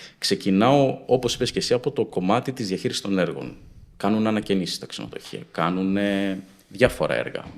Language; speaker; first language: Greek; native; Greek